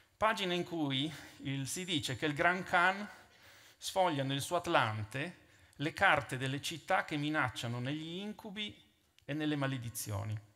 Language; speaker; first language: Italian; native; Italian